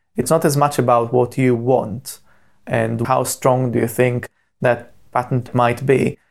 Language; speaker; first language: English; non-native, fluent; Hebrew